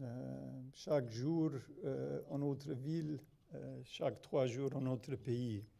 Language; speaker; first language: French; non-native, fluent; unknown